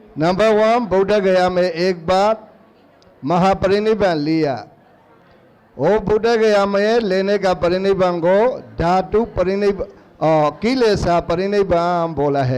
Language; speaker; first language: Hindi; non-native, learner; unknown